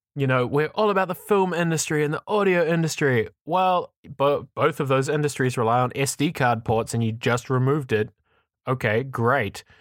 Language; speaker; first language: English; native; English